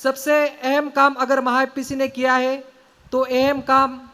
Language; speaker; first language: Hindi; non-native, local second language; Marathi